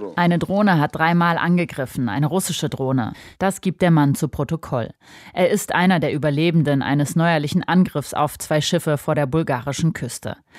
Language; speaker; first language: German; native; German